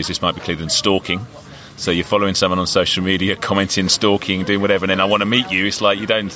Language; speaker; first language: English; native; English